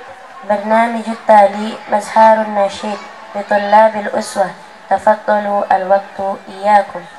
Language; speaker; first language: Arabic; non-native, learner; Indonesian